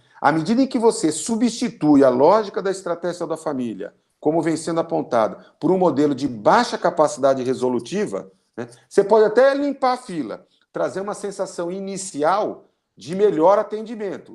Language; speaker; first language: Portuguese; native; Portuguese